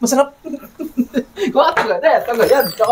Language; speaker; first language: Filipino; native; Filipino